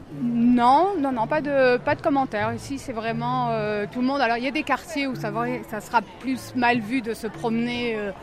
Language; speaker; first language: French; native; French